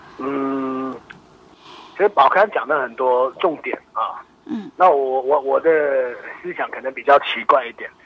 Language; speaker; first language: Chinese; native; Chinese